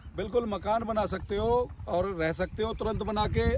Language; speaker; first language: Hindi; native; Hindi